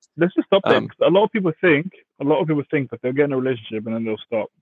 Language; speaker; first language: English; early bilingual, other home language; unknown